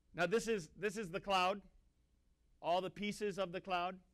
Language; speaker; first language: English; native; English